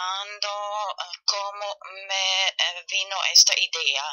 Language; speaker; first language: Spanish; non-native, fluent; German